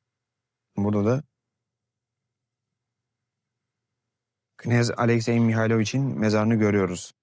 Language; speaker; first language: Turkish; native; Turkish